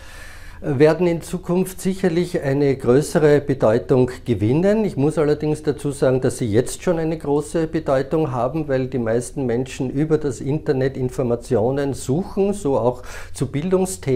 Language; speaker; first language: German; native; German